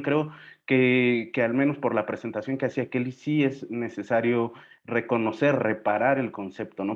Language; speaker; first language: Spanish; native; Spanish